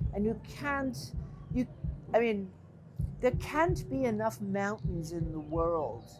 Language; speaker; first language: English; native; English